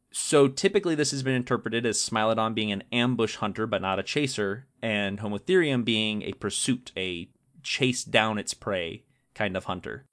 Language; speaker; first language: English; native; English